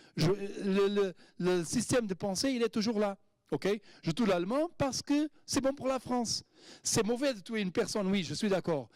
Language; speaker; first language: French; non-native, fluent; Portuguese